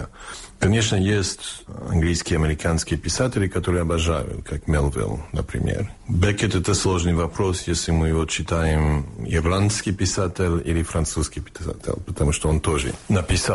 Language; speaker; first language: Russian; early bilingual, heritage; Russian